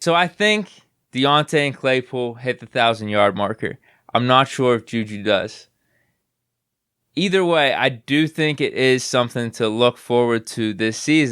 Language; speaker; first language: English; native; English